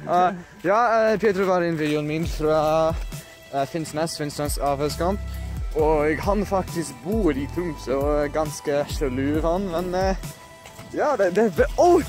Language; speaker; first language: Norwegian; non-native, learner; English